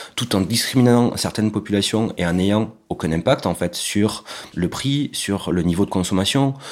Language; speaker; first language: French; native; French